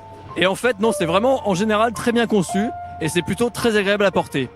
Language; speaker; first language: French; native; French